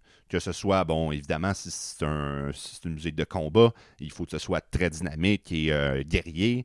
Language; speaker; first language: French; native; French